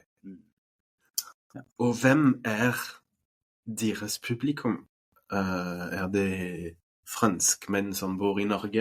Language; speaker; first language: Norwegian; non-native, fluent; French